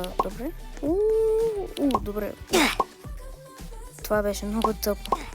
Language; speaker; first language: Bulgarian; early bilingual, heritage; Bulgarian